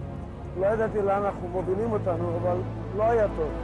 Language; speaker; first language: Hebrew; non-native, fluent; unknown